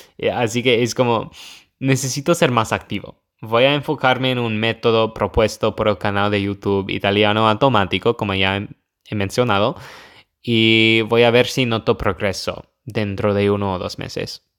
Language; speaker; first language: Spanish; non-native, fluent; English